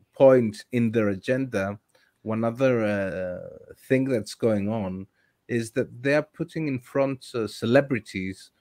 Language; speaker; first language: English; non-native, fluent; Greek